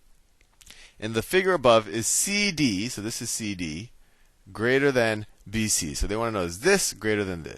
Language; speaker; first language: English; native; English